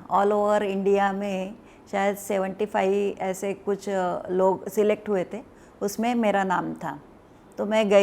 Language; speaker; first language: Hindi; non-native, local second language; Marathi